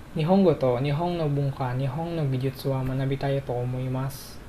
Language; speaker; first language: Japanese; non-native, learner; Indonesian